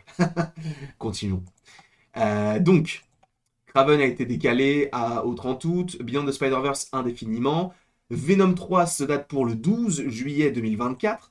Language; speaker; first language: French; native; French